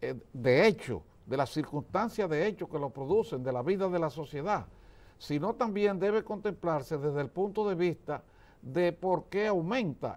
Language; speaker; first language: Spanish; native; Spanish